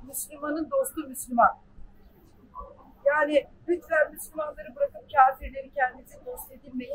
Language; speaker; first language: Turkish; native; Turkish